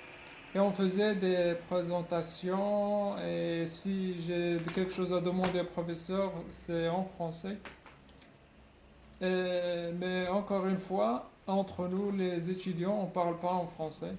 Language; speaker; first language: French; non-native, local second language; Arabic